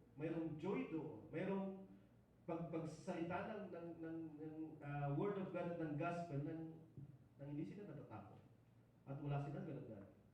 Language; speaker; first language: Filipino; non-native, local second language; Iloko